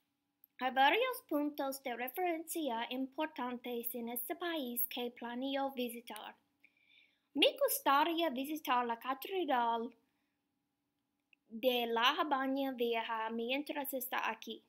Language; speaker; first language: Spanish; non-native, learner; English